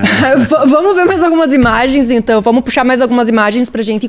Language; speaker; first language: Portuguese; native; Portuguese